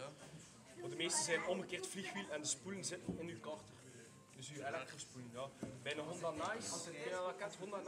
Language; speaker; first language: Dutch; native; Dutch